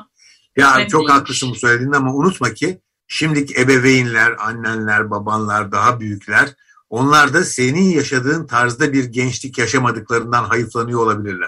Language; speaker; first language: Turkish; native; Turkish